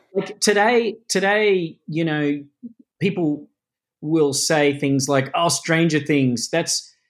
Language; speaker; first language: English; native; English